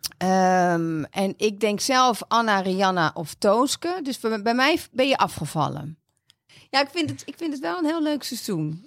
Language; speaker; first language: Dutch; native; Dutch